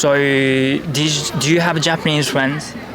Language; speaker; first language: English; non-native, learner; Japanese